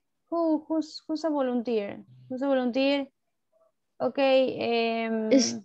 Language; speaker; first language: English; non-native, fluent; Spanish